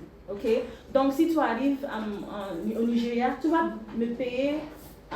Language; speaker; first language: French; non-native, learner; English